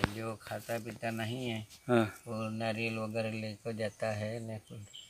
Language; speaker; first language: Hindi; non-native, local second language; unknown